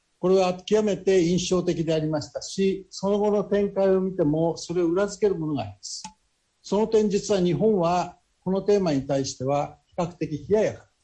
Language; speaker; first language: Japanese; native; Japanese